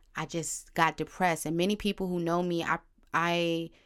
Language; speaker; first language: English; native; English